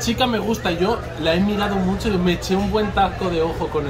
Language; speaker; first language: Spanish; native; Spanish